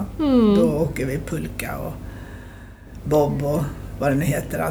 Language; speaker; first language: Swedish; native; Swedish